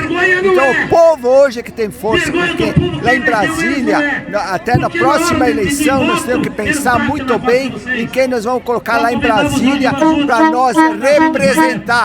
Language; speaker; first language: Portuguese; native; Portuguese